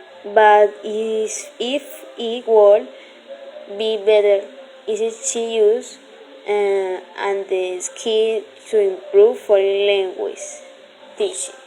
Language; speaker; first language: English; non-native, learner; Spanish